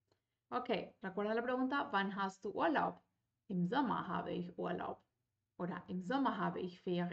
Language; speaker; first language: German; non-native, fluent; Spanish